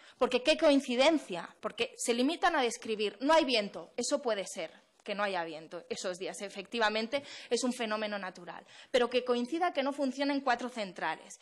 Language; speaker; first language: Spanish; non-native, local second language; Catalan